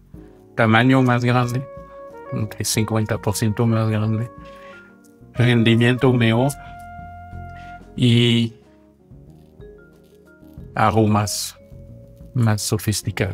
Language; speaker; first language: Spanish; non-native, fluent; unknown